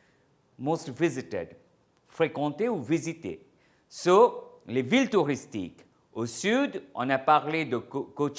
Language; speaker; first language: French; non-native, fluent; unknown